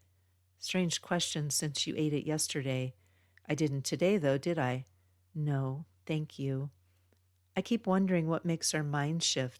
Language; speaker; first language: English; native; English